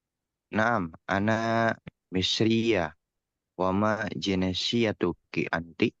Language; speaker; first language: Arabic; non-native, learner; Indonesian